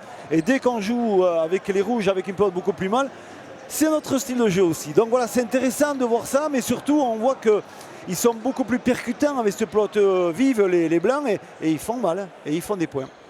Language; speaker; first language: French; native; French